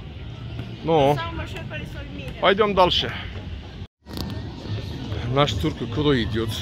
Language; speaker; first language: Russian; non-native, learner; Turkish